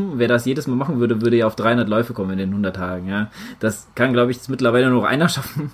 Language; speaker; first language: German; native; German